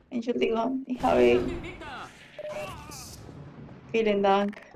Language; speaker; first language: German; non-native, learner; Spanish